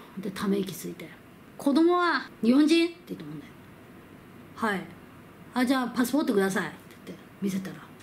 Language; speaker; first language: Japanese; non-native, fluent; Korean